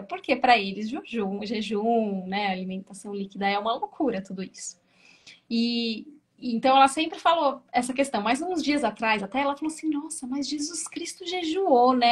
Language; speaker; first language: Portuguese; native; Portuguese